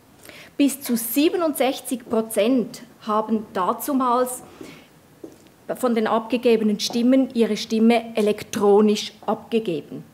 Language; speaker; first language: German; native; German